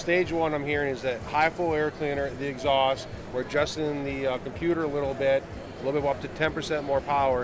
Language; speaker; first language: English; native; English